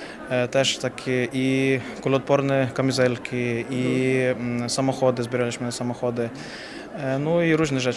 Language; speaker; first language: Polish; non-native, fluent; Ukrainian